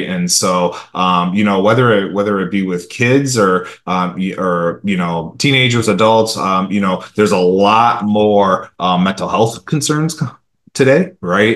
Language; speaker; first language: English; early bilingual, other home language; Romanian